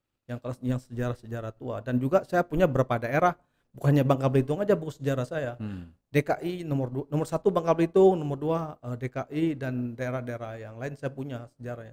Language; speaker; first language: Indonesian; native; Indonesian